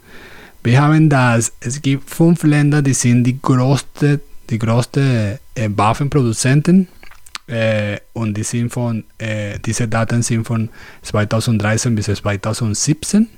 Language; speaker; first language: German; non-native, learner; Spanish